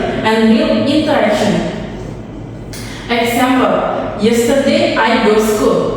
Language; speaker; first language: English; non-native, learner; Indonesian